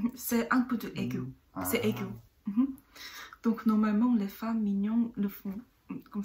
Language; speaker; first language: French; non-native, learner; Korean